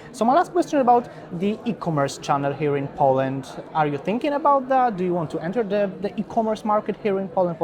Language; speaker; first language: English; non-native, fluent; Polish